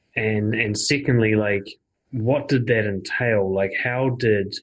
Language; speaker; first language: English; native; English